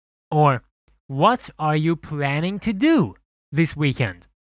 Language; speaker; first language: English; non-native, fluent; Persian